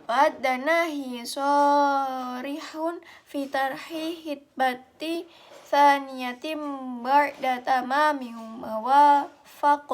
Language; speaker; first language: Arabic; non-native, learner; Indonesian